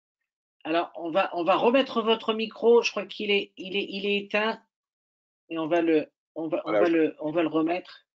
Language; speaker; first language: French; native; French